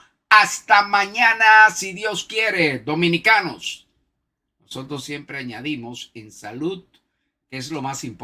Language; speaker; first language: Spanish; native; Spanish